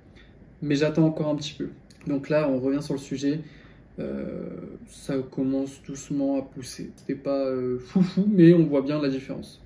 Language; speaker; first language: French; native; French